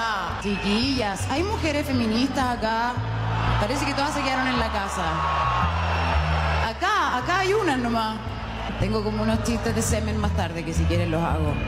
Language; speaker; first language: Spanish; native; Spanish